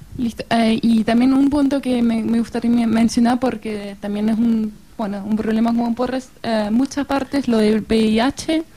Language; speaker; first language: Spanish; non-native, fluent; German